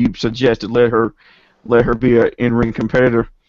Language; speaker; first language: English; native; English